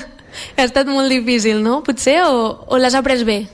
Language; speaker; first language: Catalan; native; Catalan